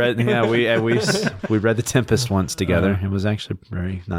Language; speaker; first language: English; native; English